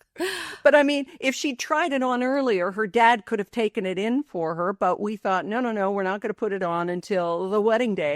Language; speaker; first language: English; native; English